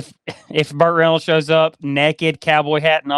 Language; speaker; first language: English; native; English